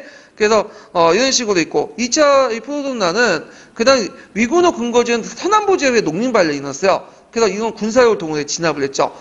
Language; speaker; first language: Korean; native; Korean